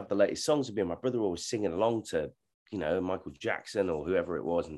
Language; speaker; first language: English; native; English